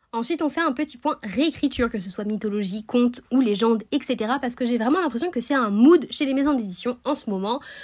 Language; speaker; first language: French; native; French